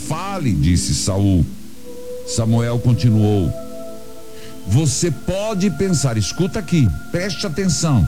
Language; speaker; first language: Portuguese; native; Portuguese